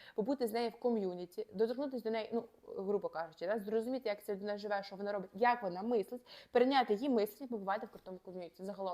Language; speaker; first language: Ukrainian; native; Ukrainian